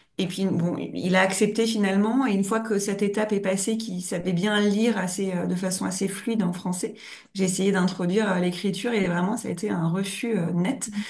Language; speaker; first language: French; native; French